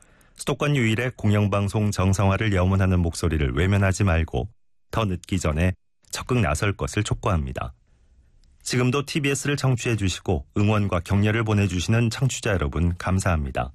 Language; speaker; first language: Korean; native; Korean